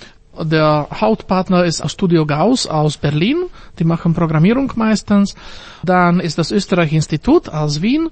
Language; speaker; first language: German; non-native, fluent; Slovak